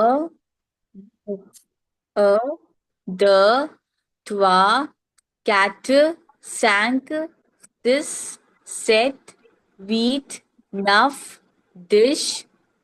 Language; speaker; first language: French; non-native, learner; Hindi